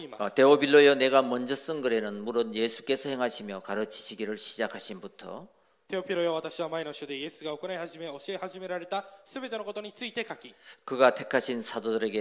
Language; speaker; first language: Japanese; non-native, fluent; Korean